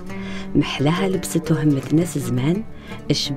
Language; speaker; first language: Arabic; native; Arabic